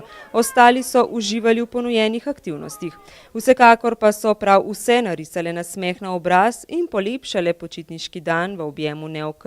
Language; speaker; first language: Slovenian; native; Slovenian